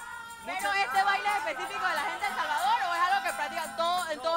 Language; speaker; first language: Spanish; native; Spanish